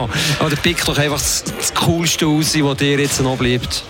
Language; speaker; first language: German; native; German